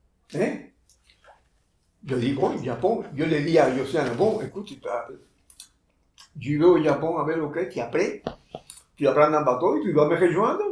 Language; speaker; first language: French; non-native, fluent; Spanish